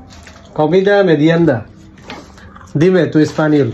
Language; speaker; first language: Spanish; non-native, learner; Bangla